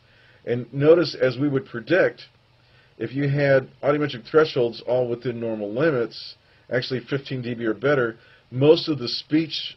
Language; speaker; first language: English; native; English